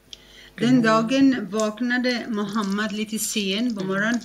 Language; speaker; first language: Swedish; non-native, fluent; Arabic